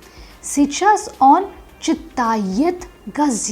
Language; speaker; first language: Russian; non-native, fluent; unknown